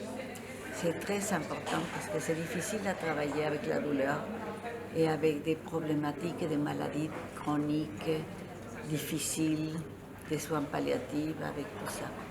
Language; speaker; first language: French; non-native, fluent; Spanish